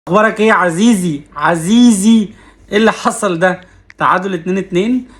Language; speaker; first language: Arabic; native; Arabic